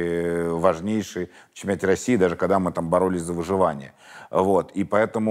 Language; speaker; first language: Russian; native; Russian